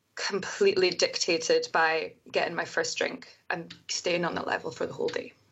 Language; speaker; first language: English; native; English